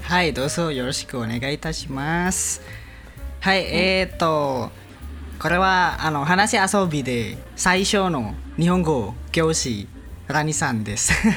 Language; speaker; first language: Japanese; non-native, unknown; Indonesian